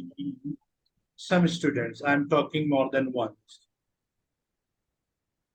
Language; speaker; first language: English; non-native, local second language; Urdu